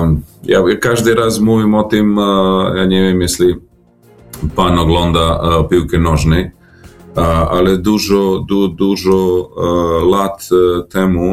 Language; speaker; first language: Polish; non-native, fluent; Serbian